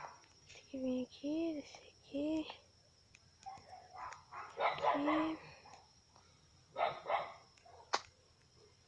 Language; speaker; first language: Portuguese; native; Portuguese